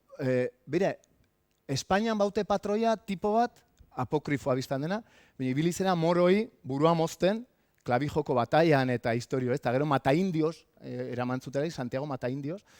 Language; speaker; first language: Basque; native; Basque